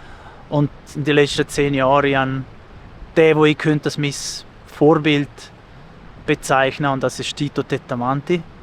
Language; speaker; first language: German; non-native, local second language; Italian